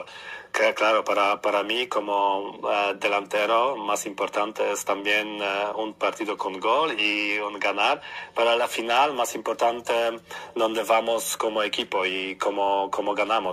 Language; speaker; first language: Spanish; non-native, learner; Polish